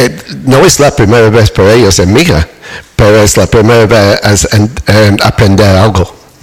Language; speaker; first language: Spanish; non-native, learner; English